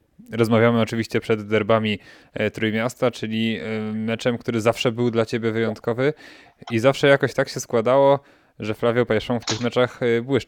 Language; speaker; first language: Polish; native; Polish